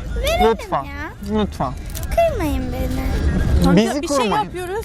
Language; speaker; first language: Turkish; non-native, learner; English